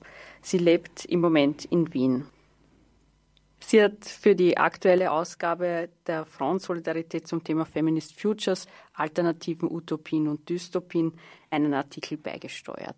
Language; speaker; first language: German; native; German